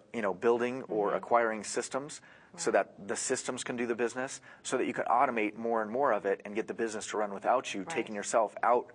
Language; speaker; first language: English; native; English